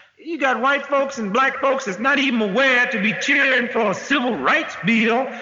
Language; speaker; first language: English; native; English